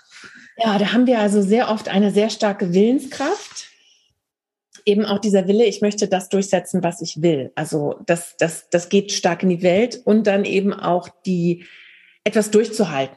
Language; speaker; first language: German; native; German